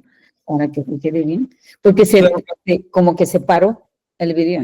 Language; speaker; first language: Spanish; non-native, fluent; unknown